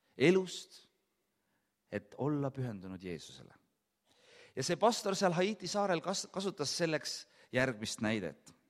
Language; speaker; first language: Estonian; native; Estonian